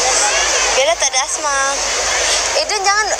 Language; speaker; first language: Indonesian; non-native, local second language; Malay